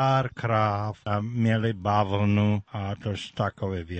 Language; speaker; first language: Czech; early bilingual, heritage; Czech